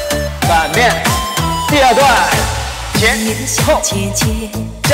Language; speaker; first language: Chinese; native; Chinese